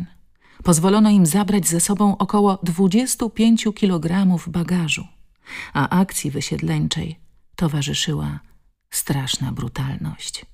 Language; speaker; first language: Polish; native; Polish